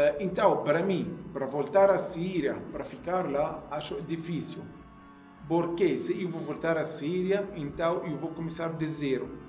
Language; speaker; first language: Portuguese; non-native, learner; Arabic